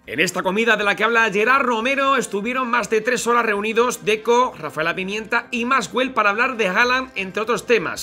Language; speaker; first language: Spanish; native; Spanish